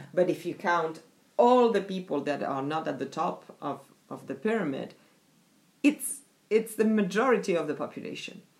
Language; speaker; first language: English; non-native, fluent; French